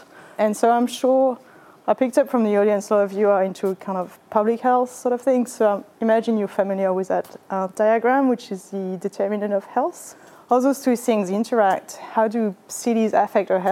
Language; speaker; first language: English; non-native, fluent; French